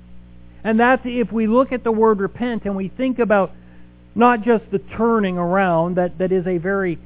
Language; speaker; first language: English; native; English